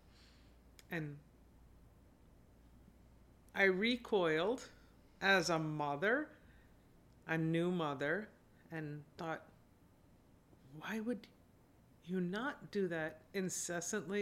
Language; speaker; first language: English; native; English